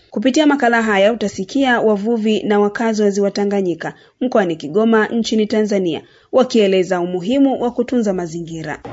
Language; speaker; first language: Swahili; native; Swahili